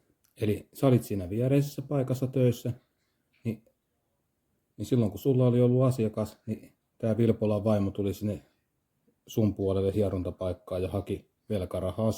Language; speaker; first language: Finnish; native; Finnish